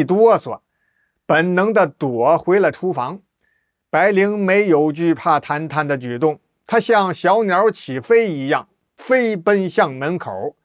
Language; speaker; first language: Chinese; native; Chinese